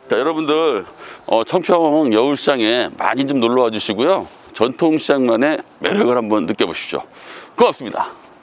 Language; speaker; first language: Korean; native; Korean